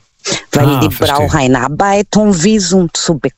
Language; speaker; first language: German; non-native, learner; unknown